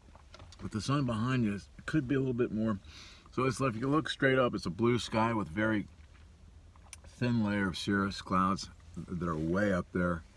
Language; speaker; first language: English; native; English